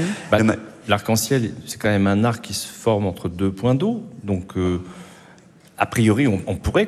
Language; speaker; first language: French; native; French